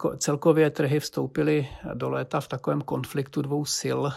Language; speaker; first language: Czech; native; Czech